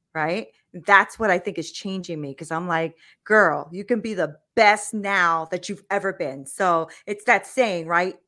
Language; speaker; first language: English; native; English